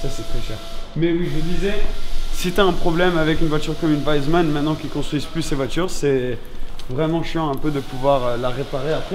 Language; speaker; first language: French; native; French